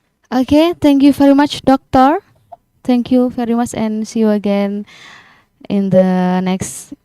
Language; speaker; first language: English; non-native, learner; Indonesian